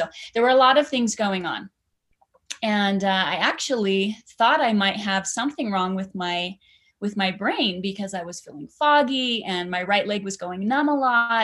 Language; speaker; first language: English; native; English